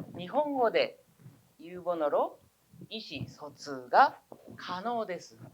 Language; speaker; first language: Japanese; native; Japanese